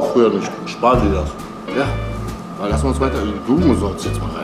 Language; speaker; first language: German; native; German